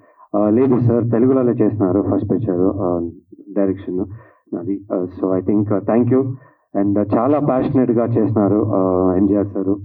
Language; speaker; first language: Telugu; non-native, learner; Kannada